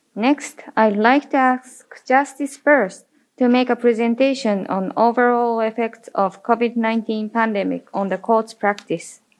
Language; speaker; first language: English; non-native, fluent; Japanese